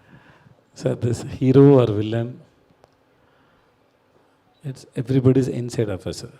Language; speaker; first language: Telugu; non-native, learner; Tamil